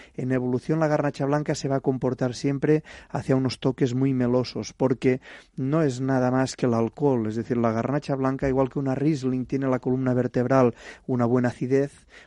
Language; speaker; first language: Spanish; native; Spanish